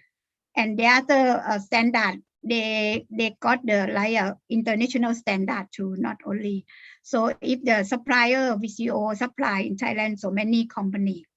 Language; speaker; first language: English; non-native, learner; Thai